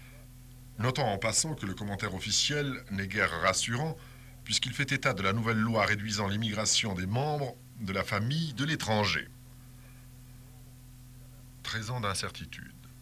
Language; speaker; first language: French; native; French